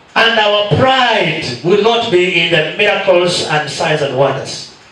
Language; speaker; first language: English; non-native, local second language; Swahili